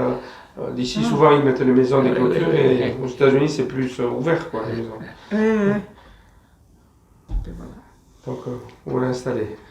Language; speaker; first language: French; native; French